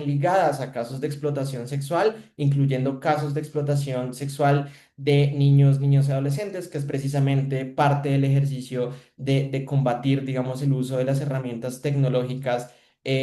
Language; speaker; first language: Spanish; native; Spanish